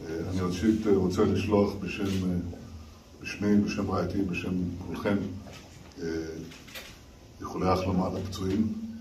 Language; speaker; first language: Hebrew; early bilingual, heritage; Hebrew